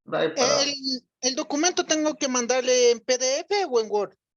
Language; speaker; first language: Spanish; native; Spanish